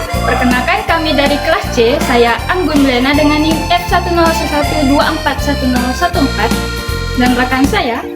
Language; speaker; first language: Indonesian; non-native, local second language; Malay